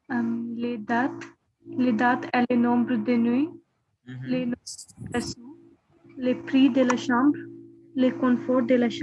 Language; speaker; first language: French; non-native, learner; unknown